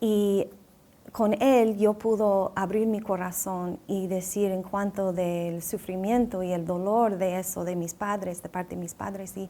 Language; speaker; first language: Spanish; non-native, fluent; English